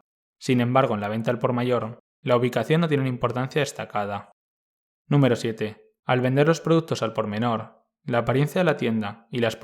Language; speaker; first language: Spanish; native; Spanish